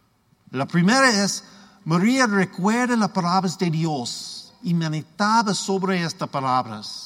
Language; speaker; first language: Spanish; non-native, learner; English